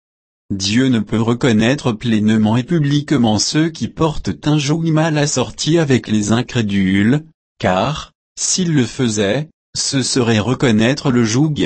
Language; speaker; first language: French; native; French